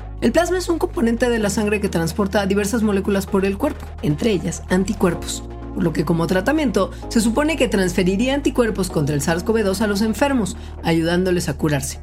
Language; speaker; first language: Spanish; native; Spanish